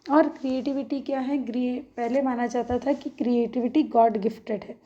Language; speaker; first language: Hindi; non-native, local second language; Marathi